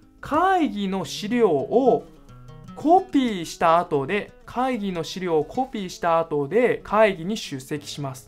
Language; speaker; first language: Japanese; non-native, fluent; Chinese